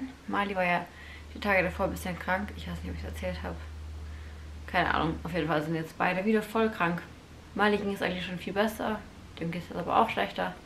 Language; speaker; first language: German; native; German